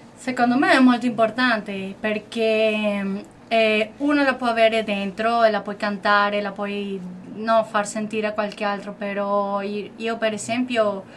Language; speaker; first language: Italian; non-native, fluent; Spanish